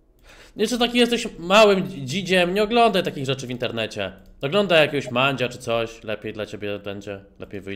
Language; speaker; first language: Polish; native; Polish